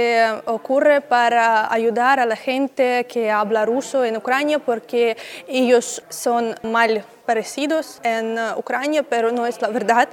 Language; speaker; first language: Spanish; non-native, learner; Russian